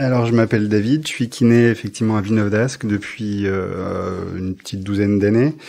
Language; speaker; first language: French; native; French